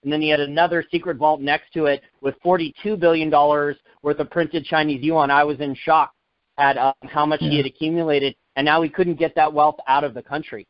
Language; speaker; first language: English; native; English